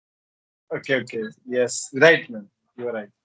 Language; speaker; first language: English; non-native, learner; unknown